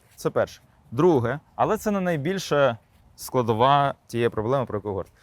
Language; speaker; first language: Ukrainian; non-native, local second language; Crimean Tatar